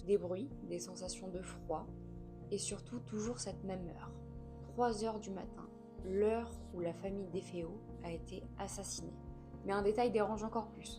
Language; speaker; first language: French; native; French